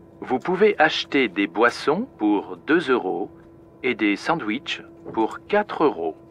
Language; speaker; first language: French; native; French